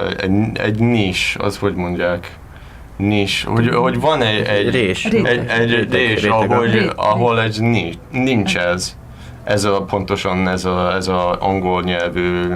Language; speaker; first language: Hungarian; non-native, learner; English